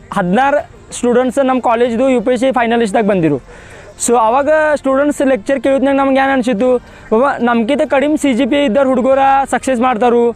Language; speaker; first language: Kannada; non-native, local second language; Marathi